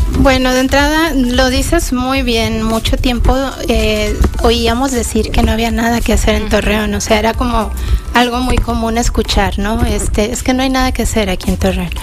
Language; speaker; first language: Spanish; native; Spanish